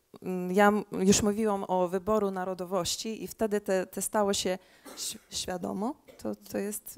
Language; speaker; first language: Polish; early bilingual, heritage; Polish